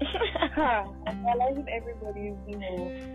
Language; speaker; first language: English; non-native, local second language; Yoruba